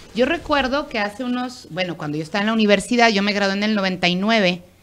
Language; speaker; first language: Spanish; native; Spanish